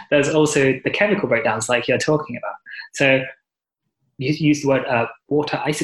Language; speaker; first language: English; native; English